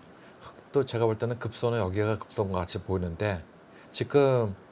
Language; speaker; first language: Korean; native; Korean